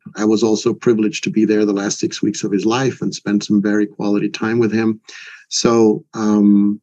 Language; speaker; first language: English; non-native, fluent; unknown